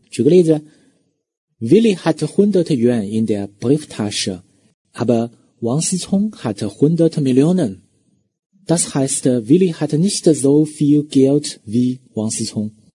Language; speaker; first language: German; non-native, fluent; Chinese